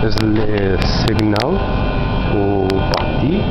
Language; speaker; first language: French; non-native, learner; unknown